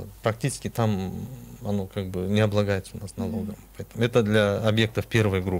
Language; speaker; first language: Russian; non-native, local second language; Kyrgyz